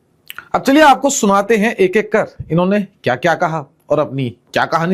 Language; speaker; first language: Hindi; native; Hindi